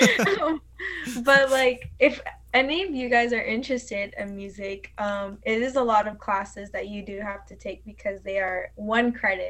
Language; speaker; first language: English; early bilingual, other home language; Spanish